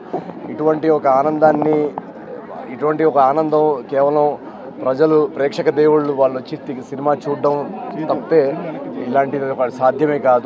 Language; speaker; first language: Telugu; native; Telugu